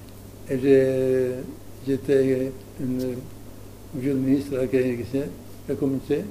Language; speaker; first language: French; non-native, learner; Italian